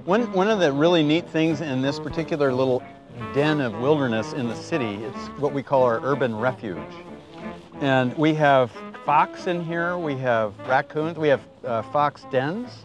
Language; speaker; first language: English; native; English